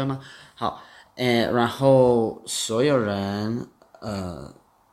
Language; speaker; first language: Chinese; non-native, learner; English